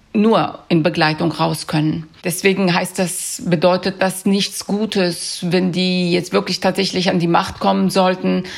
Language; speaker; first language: German; early bilingual, other home language; Persian